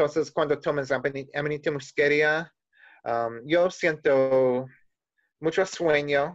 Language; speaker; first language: Spanish; non-native, learner; English